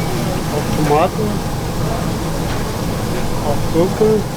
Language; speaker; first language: German; non-native, learner; Turkish